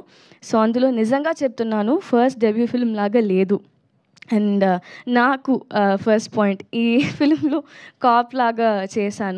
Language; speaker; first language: Telugu; non-native, learner; Tamil